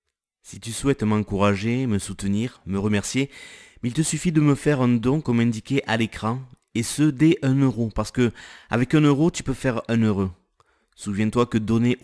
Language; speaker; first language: French; native; French